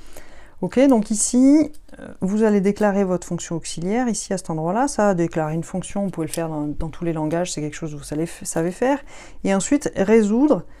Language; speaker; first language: French; native; French